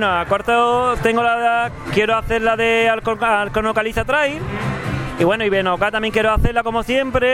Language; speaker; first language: Spanish; native; Spanish